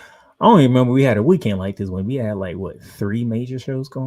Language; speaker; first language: English; native; English